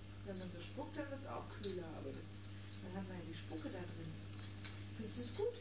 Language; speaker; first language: German; native; German